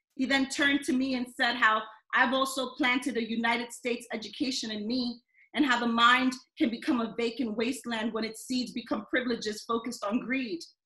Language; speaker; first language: English; early bilingual, other home language; Spanish